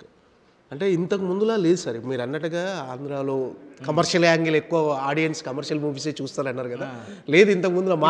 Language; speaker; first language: Telugu; native; Telugu